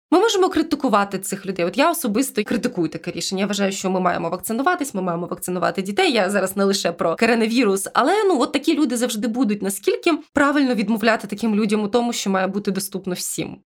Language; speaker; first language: Ukrainian; native; Ukrainian